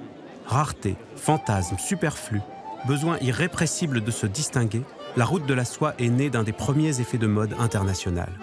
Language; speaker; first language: French; native; French